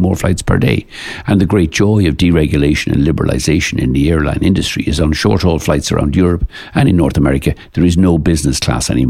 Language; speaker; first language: English; native; English